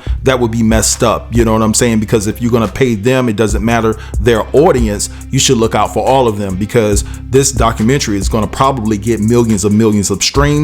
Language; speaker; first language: English; native; English